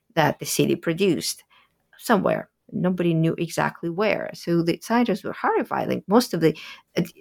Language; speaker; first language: English; early bilingual, other home language; Russian